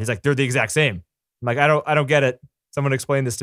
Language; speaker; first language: English; native; English